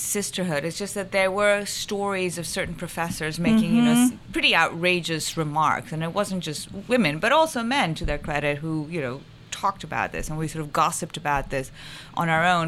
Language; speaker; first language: English; non-native, local second language; Urdu